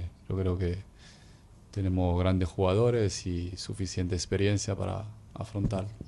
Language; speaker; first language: Spanish; non-native, fluent; Arabic